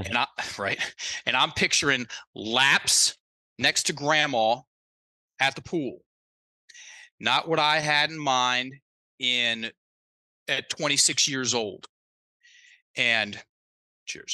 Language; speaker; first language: English; native; English